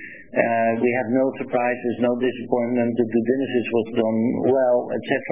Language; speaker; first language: English; non-native, fluent; Dutch